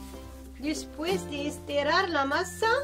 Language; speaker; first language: Spanish; non-native, fluent; Arabic